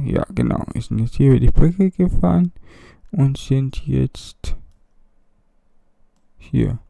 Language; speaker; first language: German; native; German